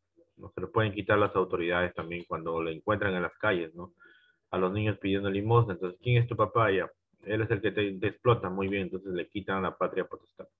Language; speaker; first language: Spanish; native; Spanish